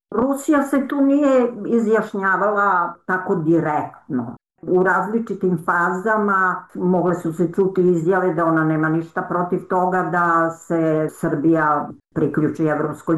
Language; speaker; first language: Serbian; native; Serbian